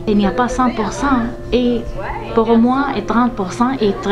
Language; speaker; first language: French; non-native, learner; Arabic